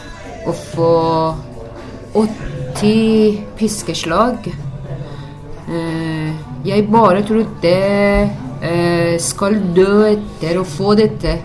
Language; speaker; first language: Norwegian; non-native, learner; Persian